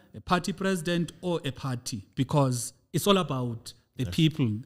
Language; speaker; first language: English; non-native, local second language; Xhosa